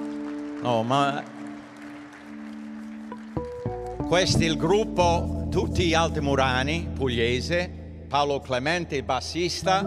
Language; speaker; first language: Italian; early bilingual, heritage; English